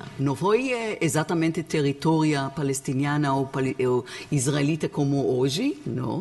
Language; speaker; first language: Portuguese; non-native, learner; Hebrew